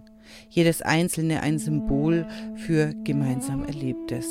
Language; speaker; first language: German; native; German